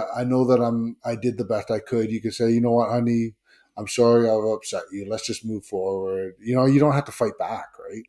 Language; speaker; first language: English; native; English